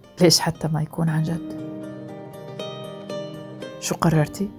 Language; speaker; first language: Arabic; native; Arabic